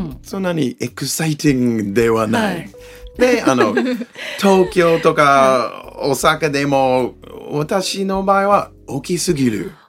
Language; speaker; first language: Japanese; non-native, learner; English